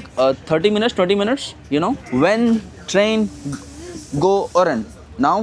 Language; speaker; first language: English; non-native, local second language; Hindi